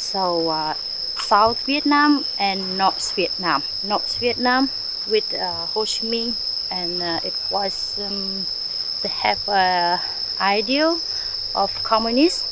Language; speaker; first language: English; non-native, learner; Vietnamese